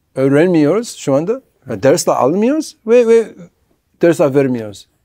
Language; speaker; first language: Turkish; non-native, learner; English